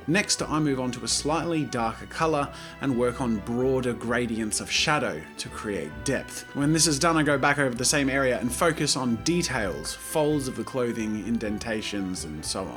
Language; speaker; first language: English; native; English